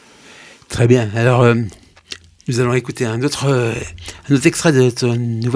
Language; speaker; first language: French; native; French